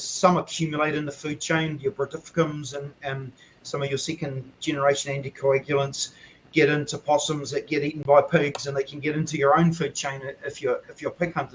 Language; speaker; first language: English; native; English